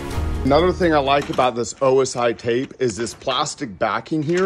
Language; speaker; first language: English; native; English